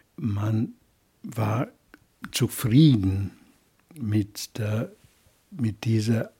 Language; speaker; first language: German; non-native, fluent; Hungarian